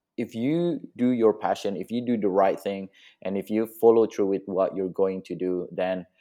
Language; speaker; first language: English; non-native, fluent; Indonesian